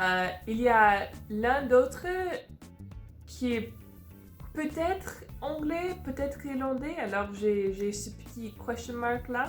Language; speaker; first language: French; non-native, fluent; English